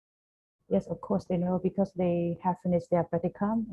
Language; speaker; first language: English; non-native, fluent; Khmer